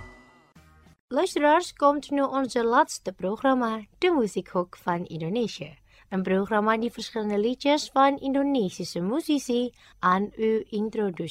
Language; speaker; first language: Dutch; non-native, learner; Indonesian